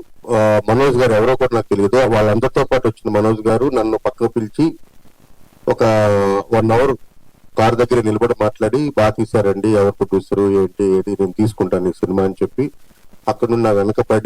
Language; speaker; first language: Telugu; native; Telugu